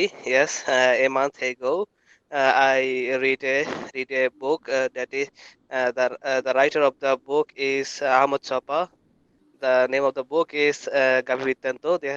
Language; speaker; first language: English; non-native, learner; Bangla